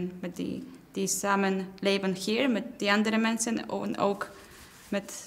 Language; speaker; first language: Dutch; non-native, learner; Polish